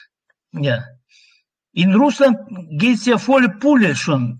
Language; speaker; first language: German; non-native, learner; Russian